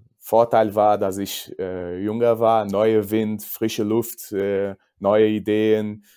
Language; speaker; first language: German; non-native, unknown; Portuguese